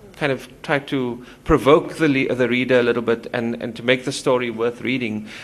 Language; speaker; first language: English; native; English